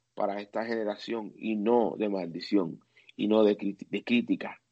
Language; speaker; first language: Spanish; early bilingual, heritage; Spanish